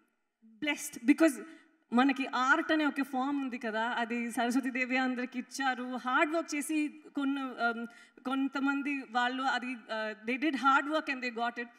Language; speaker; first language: Telugu; non-native, learner; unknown